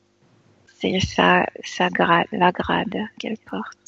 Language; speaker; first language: French; non-native, fluent; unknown